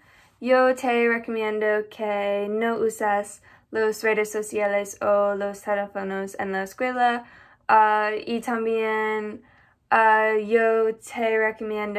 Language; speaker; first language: Spanish; non-native, learner; English